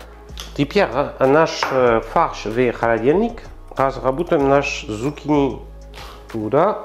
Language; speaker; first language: Russian; non-native, learner; French